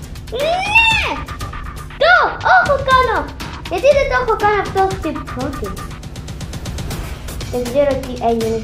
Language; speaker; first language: Greek; non-native, learner; Arabic